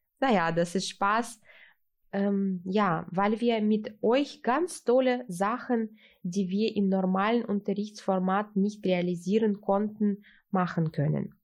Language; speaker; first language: German; early bilingual, heritage; Russian